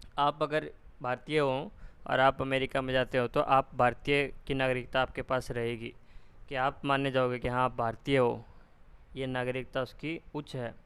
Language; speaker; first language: Hindi; native; Hindi